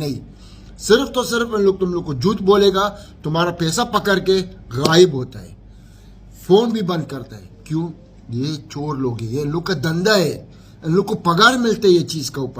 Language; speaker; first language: Hindi; non-native, learner; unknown